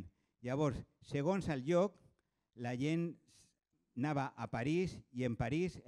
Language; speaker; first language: Catalan; non-native, local second language; Spanish